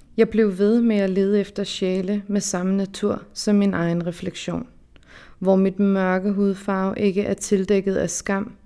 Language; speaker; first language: Danish; early bilingual, other home language; Central Kurdish